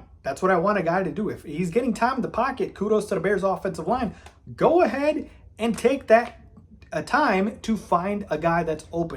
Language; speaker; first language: English; native; English